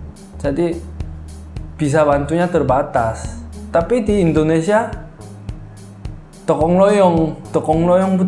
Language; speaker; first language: Indonesian; non-native, fluent; Korean